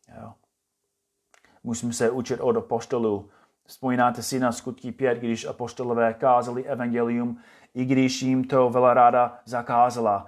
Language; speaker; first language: Czech; non-native, fluent; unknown